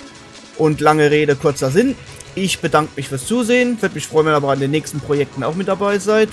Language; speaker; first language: German; native; German